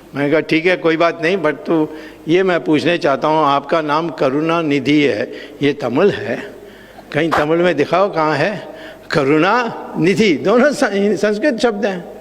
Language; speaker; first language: Hindi; non-native, local second language; Tamil